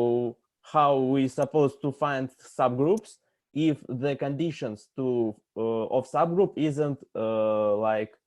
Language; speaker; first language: English; non-native, fluent; Russian